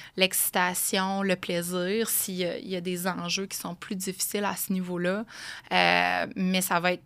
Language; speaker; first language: French; native; French